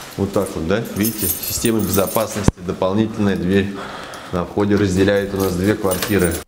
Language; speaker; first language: Russian; native; Russian